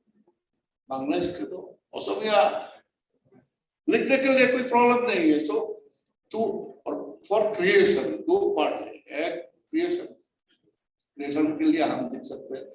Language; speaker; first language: Hindi; non-native, learner; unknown